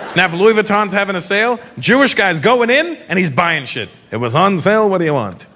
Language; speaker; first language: English; native; English